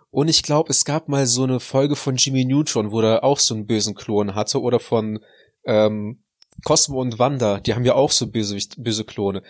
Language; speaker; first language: German; early bilingual, other home language; Russian